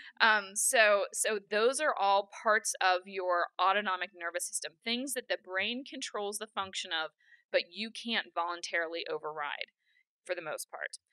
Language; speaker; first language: English; native; English